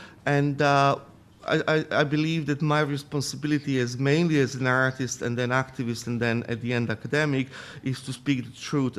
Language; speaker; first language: English; non-native, fluent; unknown